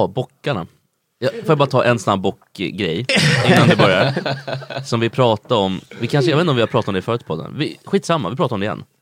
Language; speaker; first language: Swedish; native; Swedish